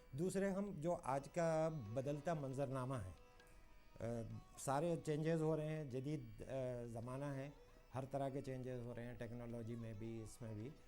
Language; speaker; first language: Urdu; native; Urdu